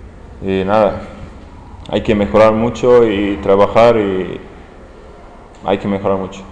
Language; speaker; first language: Spanish; non-native, learner; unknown